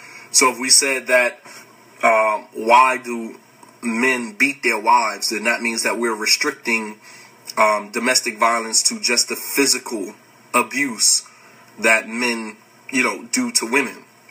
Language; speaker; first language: English; native; English